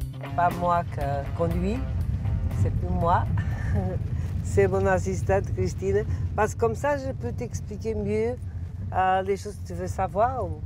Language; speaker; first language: French; non-native, fluent; Portuguese